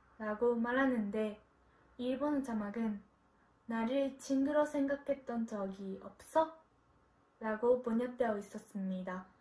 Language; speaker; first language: Korean; non-native, fluent; Japanese